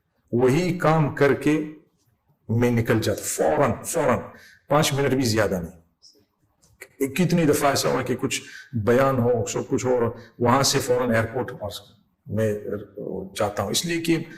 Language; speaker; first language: Hindi; non-native, fluent; English